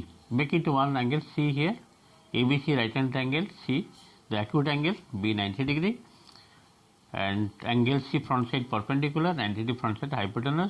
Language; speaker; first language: English; non-native, local second language; Bangla